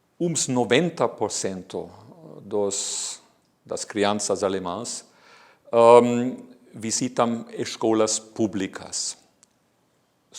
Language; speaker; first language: Portuguese; non-native, fluent; German